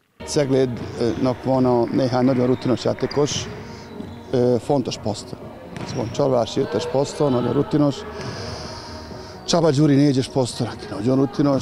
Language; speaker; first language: Hungarian; non-native, fluent; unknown